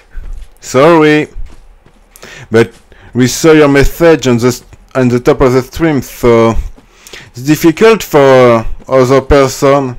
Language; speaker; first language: English; non-native, learner; French